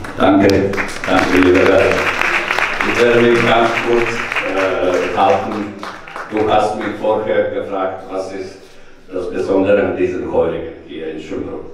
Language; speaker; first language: German; non-native, fluent; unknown